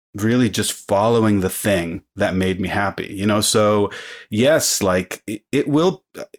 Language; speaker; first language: English; early bilingual, other home language; Spanish